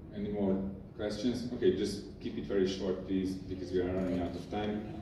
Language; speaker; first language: English; non-native, fluent; Hungarian